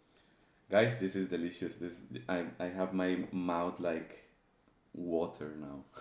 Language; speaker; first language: English; non-native, fluent; Spanish